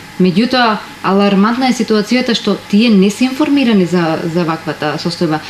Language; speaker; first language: Macedonian; non-native, local second language; Romany